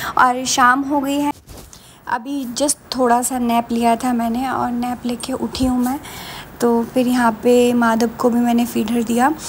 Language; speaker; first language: Hindi; non-native, local second language; Bangla